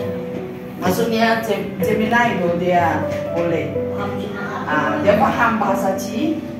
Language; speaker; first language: Malay; native; Malay